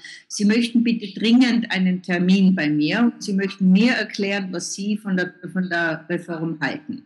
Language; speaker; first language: German; native; German